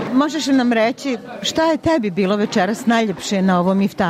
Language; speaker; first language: Serbian; native; Serbian